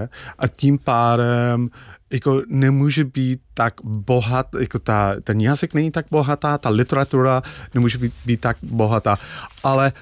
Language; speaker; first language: Czech; non-native, fluent; English